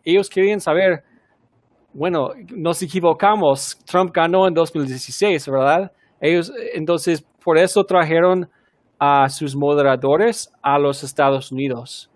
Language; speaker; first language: Spanish; non-native, fluent; English